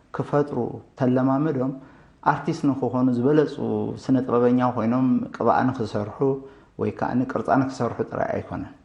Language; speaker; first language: Tigrinya; native; Tigrinya